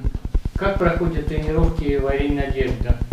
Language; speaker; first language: Russian; native; Russian